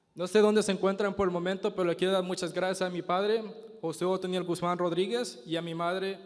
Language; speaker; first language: Spanish; early bilingual, other home language; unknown